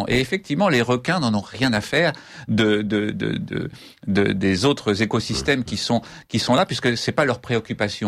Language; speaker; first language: French; native; French